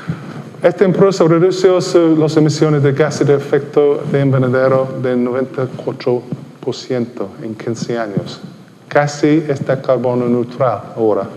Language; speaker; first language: Spanish; non-native, fluent; English